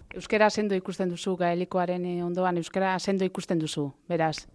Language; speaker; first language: Basque; native; Basque